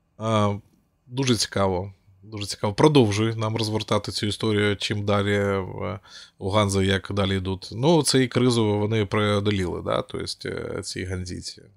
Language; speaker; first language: Ukrainian; non-native, local second language; Russian